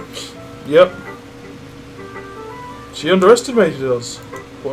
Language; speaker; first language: English; native; English